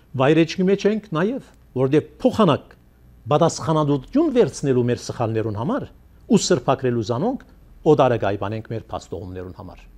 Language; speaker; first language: Armenian; early bilingual, heritage; Armenian